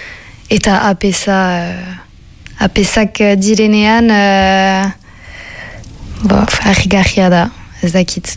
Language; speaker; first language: Basque; non-native, local second language; French